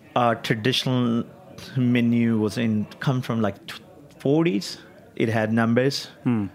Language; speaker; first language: English; non-native, local second language; Punjabi